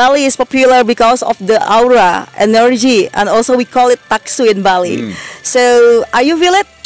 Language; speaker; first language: English; non-native, learner; Indonesian